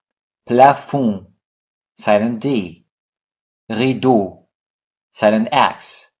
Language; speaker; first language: French; non-native, fluent; English